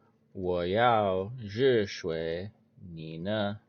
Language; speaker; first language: Chinese; non-native, learner; English